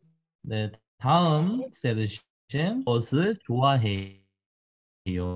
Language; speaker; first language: Korean; non-native, fluent; Russian